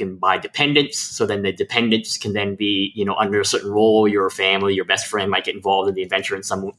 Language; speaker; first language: English; native; English